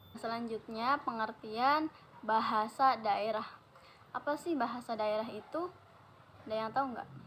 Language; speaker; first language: Indonesian; non-native, local second language; Javanese